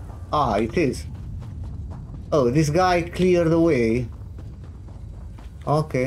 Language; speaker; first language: English; non-native, fluent; Romanian